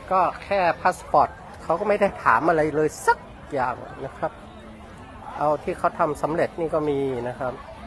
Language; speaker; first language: Thai; native; Thai